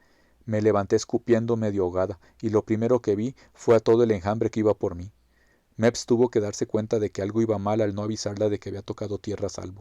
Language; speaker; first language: Spanish; native; Spanish